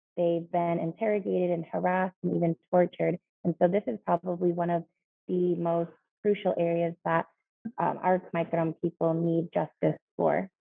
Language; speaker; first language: English; native; English